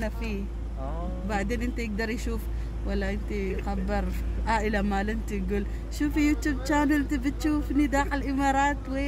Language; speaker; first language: Arabic; non-native, learner; Filipino